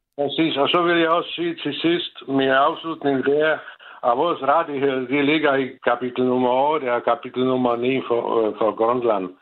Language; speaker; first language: Danish; non-native, fluent; Czech